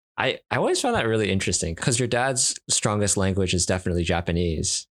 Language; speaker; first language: English; native; English